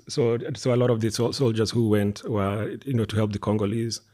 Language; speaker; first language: English; non-native, local second language; Kikuyu